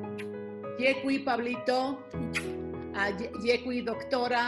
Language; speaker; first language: Czech; non-native, learner; Spanish